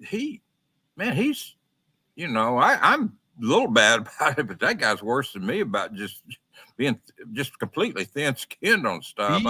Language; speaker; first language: English; native; English